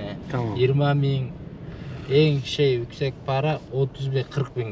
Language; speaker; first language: Turkish; non-native, learner; Kyrgyz